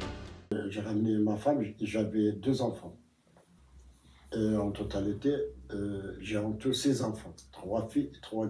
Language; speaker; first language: French; non-native, fluent; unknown